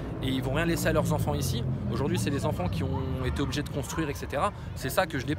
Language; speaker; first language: French; early bilingual, other home language; Arabic